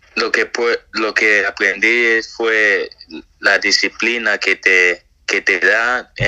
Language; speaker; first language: Spanish; native; Spanish